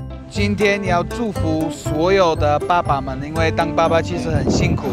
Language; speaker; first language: Chinese; non-native, fluent; English